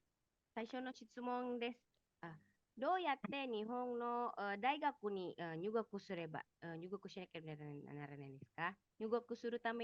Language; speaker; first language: Japanese; non-native, fluent; Indonesian